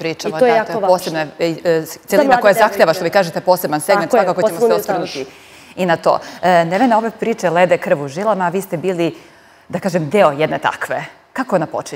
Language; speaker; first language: Serbian; native; Serbian